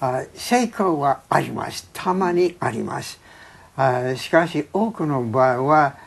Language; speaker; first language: Japanese; non-native, fluent; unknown